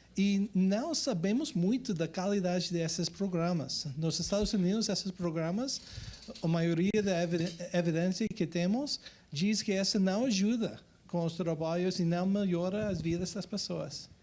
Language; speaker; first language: Portuguese; non-native, fluent; English